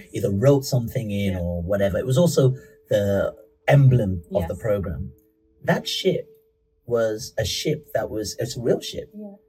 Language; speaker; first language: English; native; English